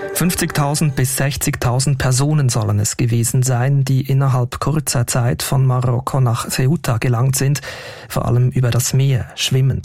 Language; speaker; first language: German; native; German